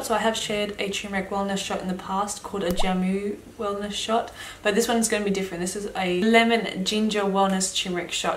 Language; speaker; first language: English; native; English